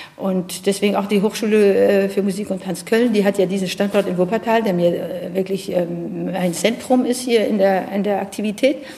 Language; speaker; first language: German; non-native, fluent; French